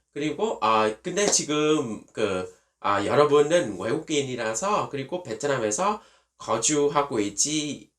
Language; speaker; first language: Korean; non-native, fluent; Vietnamese